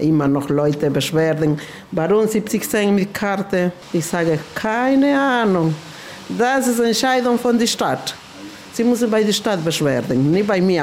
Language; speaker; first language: German; non-native, learner; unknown